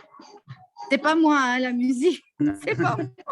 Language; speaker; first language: French; non-native, local second language; Arabic